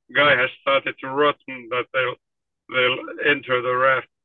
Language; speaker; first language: English; non-native, fluent; Finnish